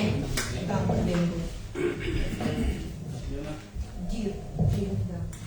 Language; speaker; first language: German; non-native, learner; Ukrainian